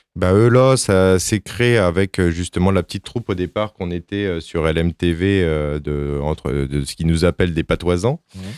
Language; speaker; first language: French; native; French